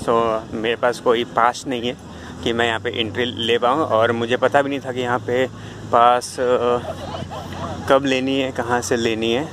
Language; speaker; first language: Hindi; native; Hindi